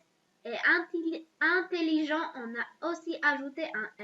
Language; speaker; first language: French; non-native, local second language; Arabic